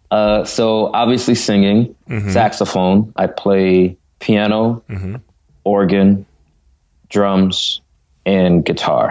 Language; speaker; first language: English; native; English